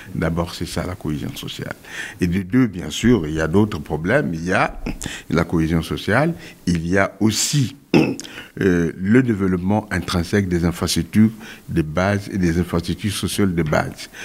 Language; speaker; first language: French; non-native, local second language; Kongo